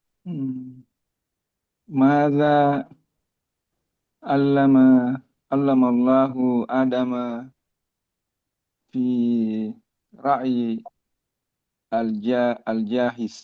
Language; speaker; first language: Arabic; non-native, learner; Indonesian